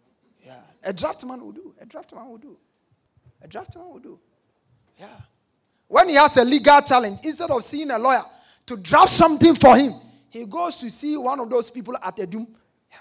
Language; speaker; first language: English; non-native, local second language; Akan